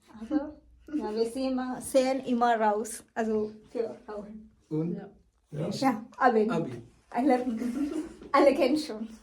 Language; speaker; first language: German; non-native, learner; Malayalam